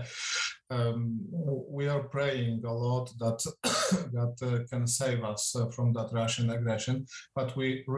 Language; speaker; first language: English; non-native, fluent; Polish